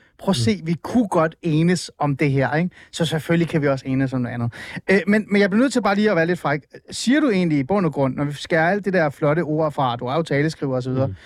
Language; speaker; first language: Danish; early bilingual, other home language; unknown